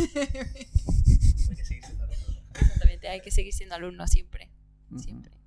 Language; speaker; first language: Spanish; native; Spanish